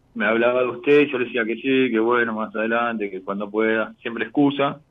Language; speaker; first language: Spanish; native; Spanish